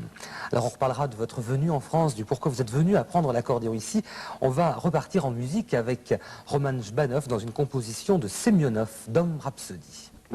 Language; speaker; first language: French; native; French